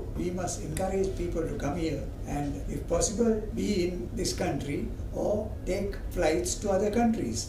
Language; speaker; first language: English; non-native, local second language; Sinhala